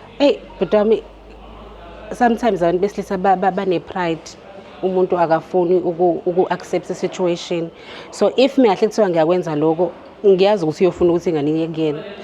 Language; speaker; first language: Zulu; native; Zulu